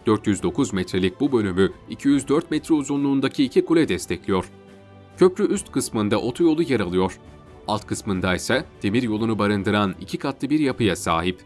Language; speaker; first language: Turkish; native; Turkish